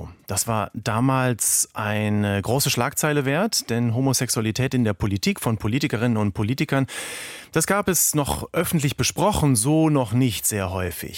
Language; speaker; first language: German; native; German